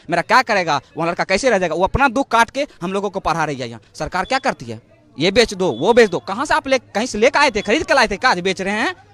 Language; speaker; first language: Hindi; native; Hindi